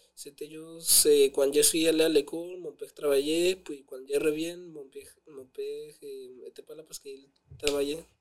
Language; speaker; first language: French; non-native, learner; Spanish